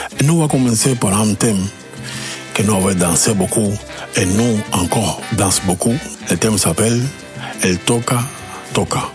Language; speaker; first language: French; non-native, learner; Spanish